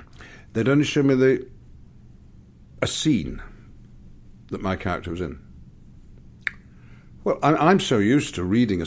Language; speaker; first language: English; native; English